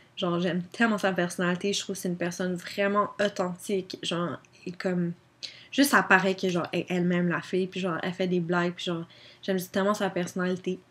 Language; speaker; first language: French; native; French